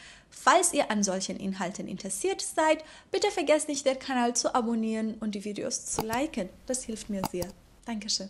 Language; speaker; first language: German; non-native, fluent; Persian